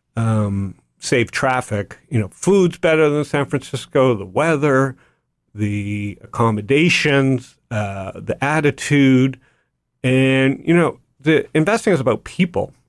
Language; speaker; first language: English; native; English